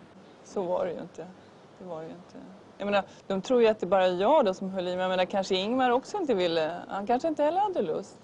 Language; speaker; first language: Swedish; native; Swedish